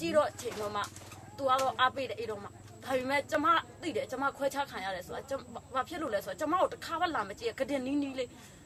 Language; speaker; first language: Burmese; native; Burmese